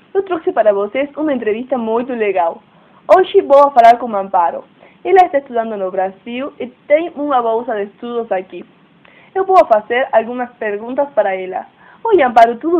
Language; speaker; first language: Portuguese; non-native, learner; Spanish